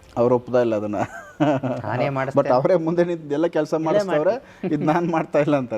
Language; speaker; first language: Kannada; native; Kannada